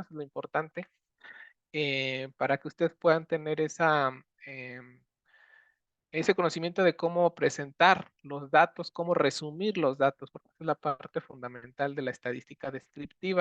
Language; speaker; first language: Spanish; native; Spanish